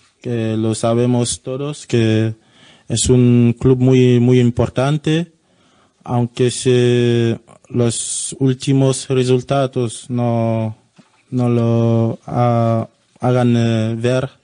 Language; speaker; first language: Spanish; non-native, learner; French